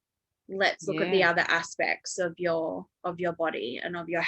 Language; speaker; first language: English; native; English